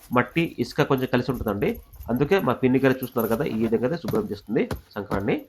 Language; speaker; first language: Telugu; non-native, local second language; Odia